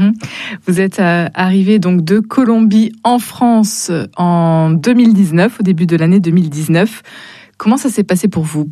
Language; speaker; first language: French; native; French